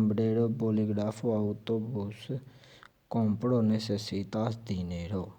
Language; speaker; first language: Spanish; non-native, fluent; Urdu